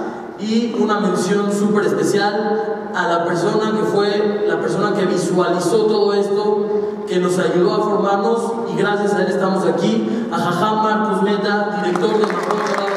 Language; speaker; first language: Spanish; native; Spanish